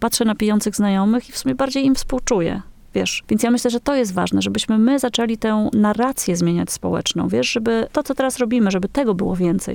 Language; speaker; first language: Polish; native; Polish